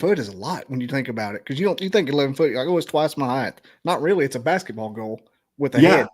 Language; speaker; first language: English; native; English